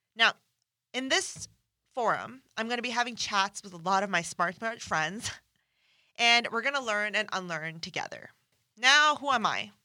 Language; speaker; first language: English; non-native, fluent; Persian